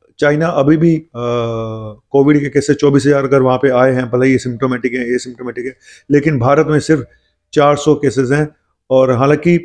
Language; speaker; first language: Hindi; native; Hindi